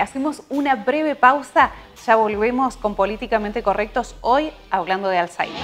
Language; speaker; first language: Spanish; native; Spanish